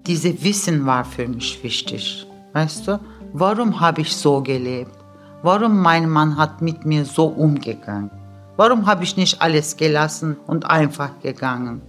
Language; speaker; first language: German; early bilingual, other home language; Turkish